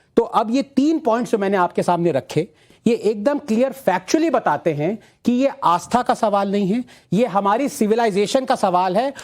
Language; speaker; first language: Hindi; non-native, local second language; Tamil